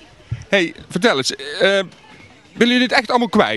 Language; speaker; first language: Dutch; native; Dutch